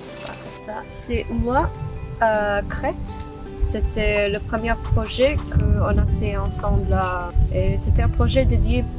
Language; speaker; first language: French; non-native, fluent; Maltese